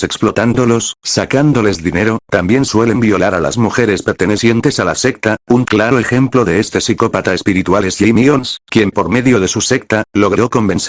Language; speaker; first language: Spanish; native; Spanish